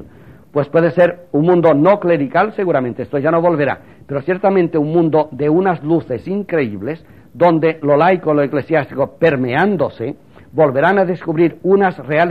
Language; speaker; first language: Spanish; native; Spanish